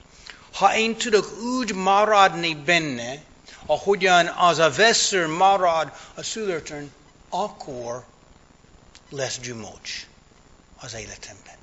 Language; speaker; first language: Hungarian; non-native, fluent; English